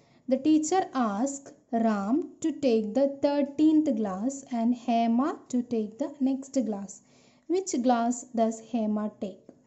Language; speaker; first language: English; non-native, local second language; Malayalam